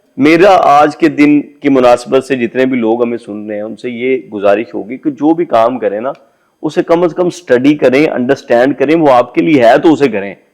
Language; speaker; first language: Urdu; non-native, local second language; Punjabi